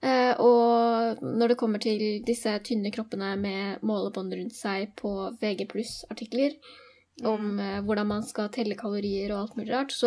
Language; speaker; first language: Norwegian; native; Norwegian